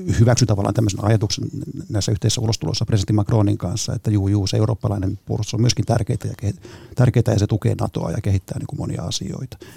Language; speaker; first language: Finnish; native; Finnish